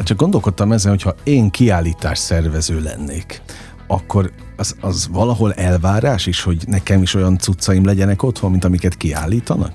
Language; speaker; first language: Hungarian; native; Hungarian